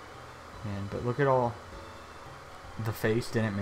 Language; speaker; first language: English; native; English